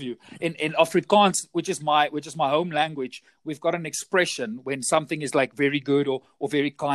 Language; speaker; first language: English; non-native, local second language; Afrikaans